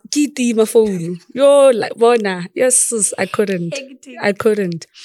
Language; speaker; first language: English; non-native, local second language; Tswana